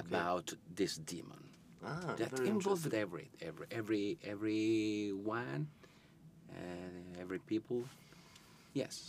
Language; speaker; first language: English; non-native, learner; Italian